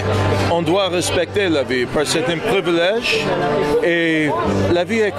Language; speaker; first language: French; non-native, learner; English